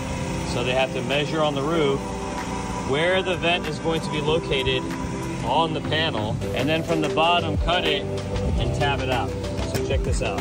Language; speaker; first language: English; native; English